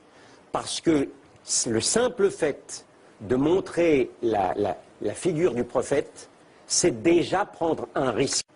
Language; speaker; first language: French; native; French